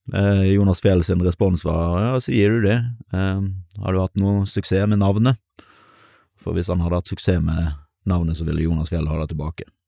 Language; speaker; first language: Norwegian; native; Norwegian